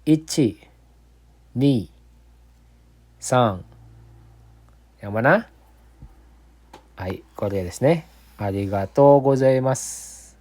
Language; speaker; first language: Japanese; non-native, fluent; Indonesian